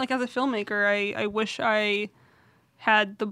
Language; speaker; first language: English; native; English